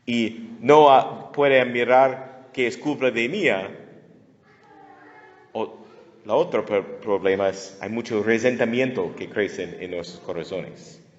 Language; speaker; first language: Spanish; non-native, fluent; English